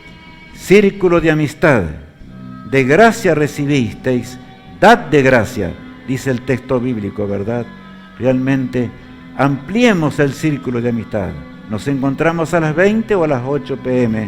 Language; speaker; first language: Spanish; native; Spanish